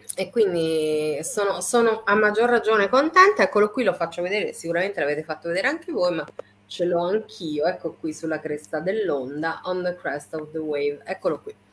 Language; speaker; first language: Italian; native; Italian